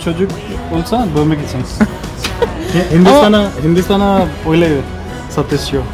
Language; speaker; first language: Turkish; non-native, learner; Hindi